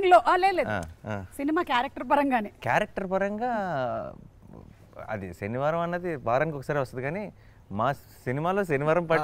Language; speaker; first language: Telugu; native; Telugu